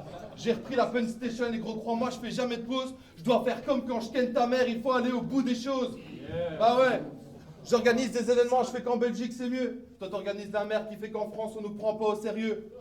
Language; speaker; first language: French; native; French